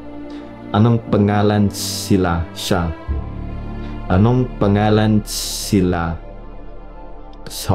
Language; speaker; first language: Filipino; non-native, learner; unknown